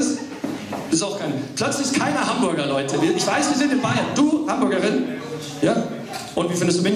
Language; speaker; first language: German; early bilingual, other home language; English